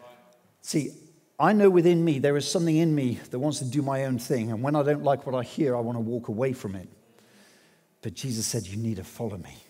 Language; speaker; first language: English; native; English